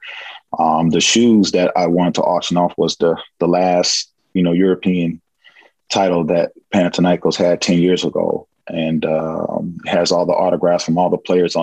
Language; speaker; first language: English; native; English